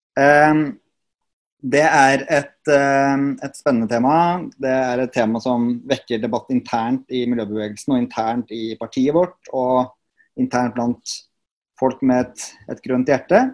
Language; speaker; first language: Norwegian; native; Norwegian